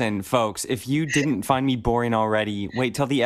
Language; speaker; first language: English; native; English